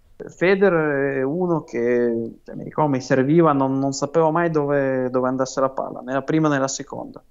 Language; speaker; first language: Italian; non-native, fluent; Russian